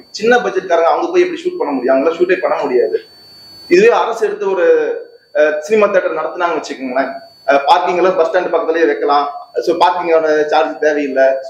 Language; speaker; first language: Tamil; native; Tamil